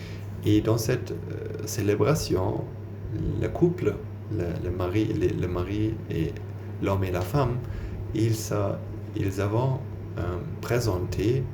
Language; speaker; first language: French; non-native, learner; German